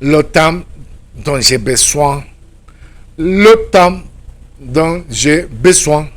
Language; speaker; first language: French; non-native, fluent; Spanish